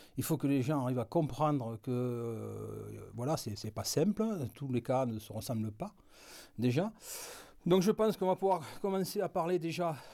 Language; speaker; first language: French; native; French